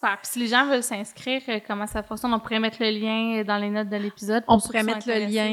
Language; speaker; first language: French; native; French